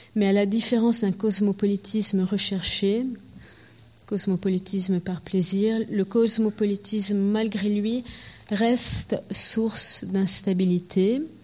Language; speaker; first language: French; early bilingual, heritage; French